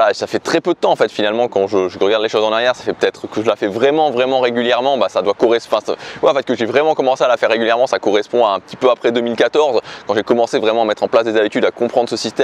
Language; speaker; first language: French; native; French